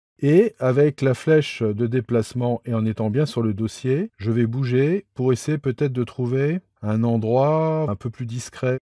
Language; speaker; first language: French; native; French